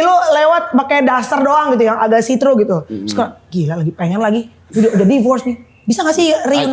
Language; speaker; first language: Indonesian; native; Indonesian